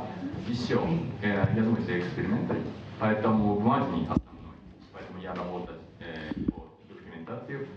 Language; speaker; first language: Russian; non-native, learner; Japanese